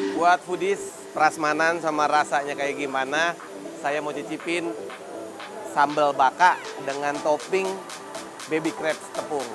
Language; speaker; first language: Indonesian; native; Indonesian